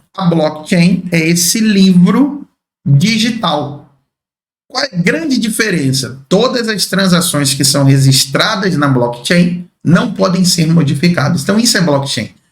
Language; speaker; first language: Portuguese; native; Portuguese